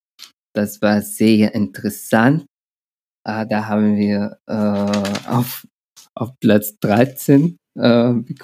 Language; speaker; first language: German; non-native, learner; Arabic